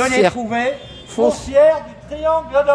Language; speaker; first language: French; native; French